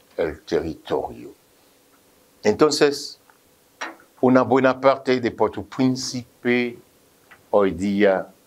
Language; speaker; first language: Spanish; non-native, fluent; Haitian Creole